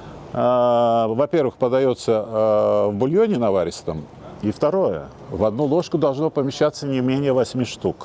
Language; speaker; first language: Russian; native; Russian